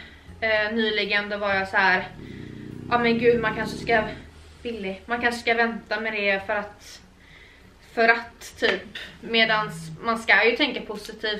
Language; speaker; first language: Swedish; native; Swedish